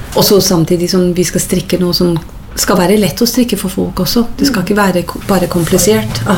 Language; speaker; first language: Norwegian; non-native, fluent; English